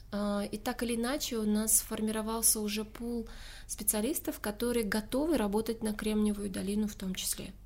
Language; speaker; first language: Russian; non-native, local second language; Tajik